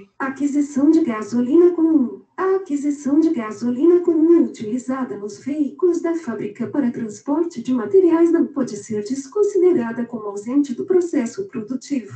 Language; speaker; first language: Portuguese; native; Portuguese